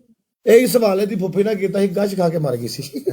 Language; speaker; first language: Hindi; non-native, local second language; Punjabi